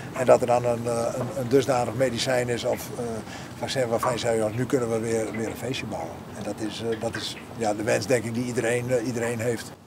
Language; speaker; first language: Dutch; native; Dutch